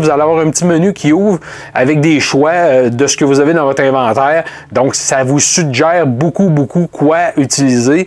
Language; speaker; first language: French; native; French